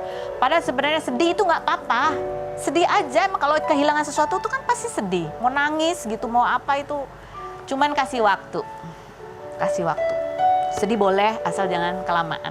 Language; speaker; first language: Indonesian; native; Indonesian